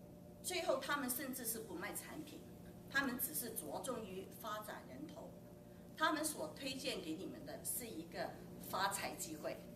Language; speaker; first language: Chinese; native; Chinese